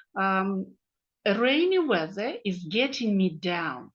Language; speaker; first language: English; non-native, fluent; Ukrainian